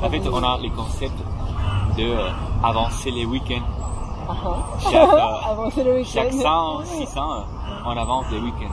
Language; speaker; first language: French; non-native, fluent; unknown